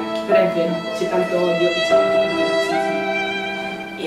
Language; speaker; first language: Italian; early bilingual, other home language; English